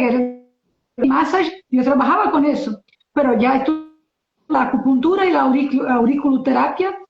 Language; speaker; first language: Spanish; non-native, learner; Portuguese